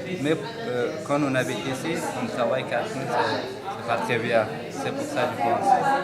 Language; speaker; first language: French; non-native, learner; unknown